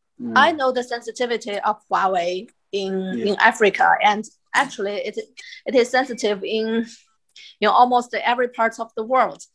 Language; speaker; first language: English; non-native, fluent; Chinese